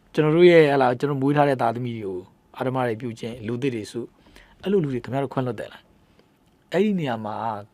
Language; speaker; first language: Burmese; native; Burmese